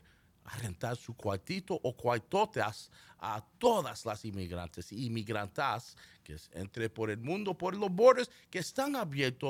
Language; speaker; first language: Spanish; early bilingual, heritage; Spanish